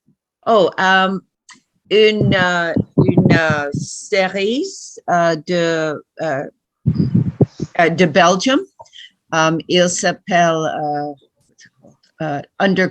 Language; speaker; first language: French; non-native, learner; English